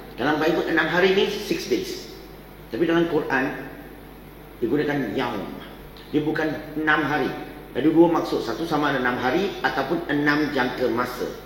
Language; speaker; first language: Malay; non-native, local second language; Chinese